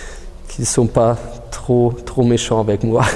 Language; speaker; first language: French; early bilingual, heritage; German